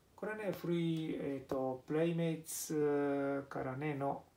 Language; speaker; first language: Japanese; non-native, fluent; Italian